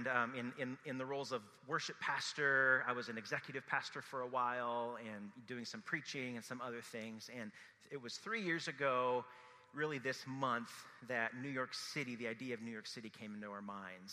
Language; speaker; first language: English; native; English